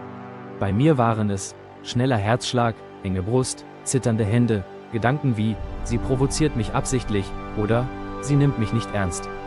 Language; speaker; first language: German; native; German